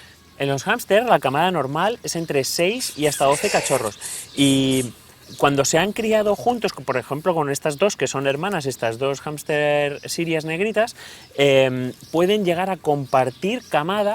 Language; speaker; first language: Spanish; native; Spanish